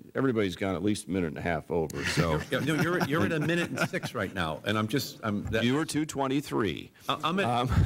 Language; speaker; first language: English; native; English